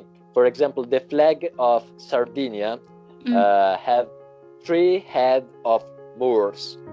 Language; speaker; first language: English; non-native, learner; Italian